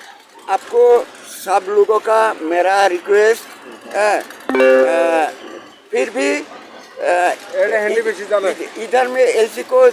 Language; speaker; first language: Hindi; non-native, learner; Bangla